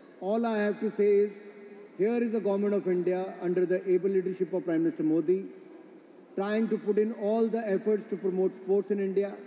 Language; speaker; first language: English; non-native, local second language; Hindi